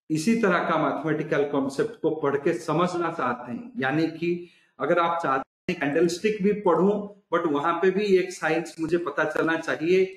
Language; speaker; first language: Hindi; non-native, local second language; Odia